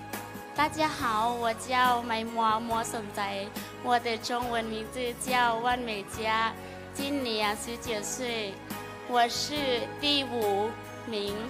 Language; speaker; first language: Chinese; non-native, learner; Lao